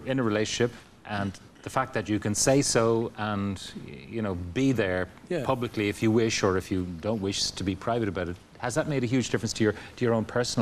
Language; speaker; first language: English; native; English